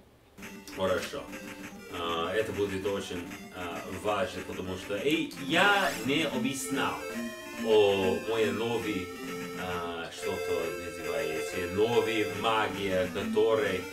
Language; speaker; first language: Russian; non-native, learner; English